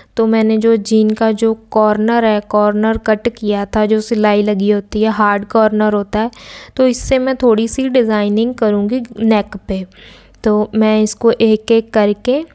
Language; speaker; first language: Hindi; non-native, local second language; Punjabi